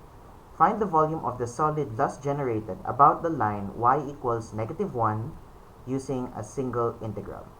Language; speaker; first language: English; non-native, local second language; Filipino